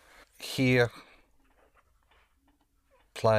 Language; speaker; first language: German; non-native, learner; English